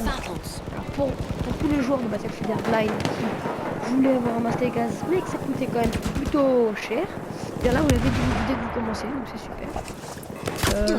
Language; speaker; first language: French; native; French